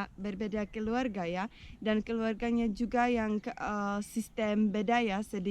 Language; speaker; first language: Indonesian; non-native, learner; Czech